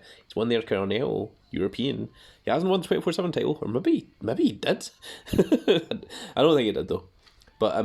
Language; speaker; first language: English; native; English